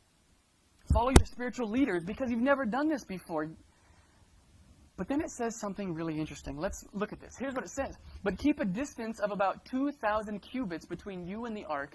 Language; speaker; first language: English; native; English